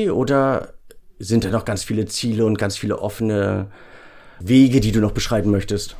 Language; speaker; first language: German; native; German